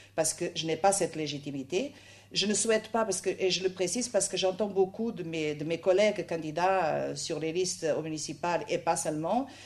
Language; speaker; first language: French; non-native, fluent; Portuguese